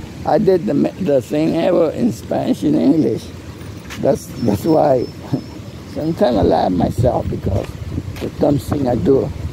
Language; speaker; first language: English; non-native, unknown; Spanish